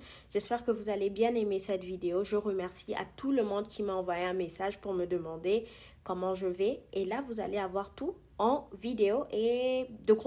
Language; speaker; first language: French; non-native, fluent; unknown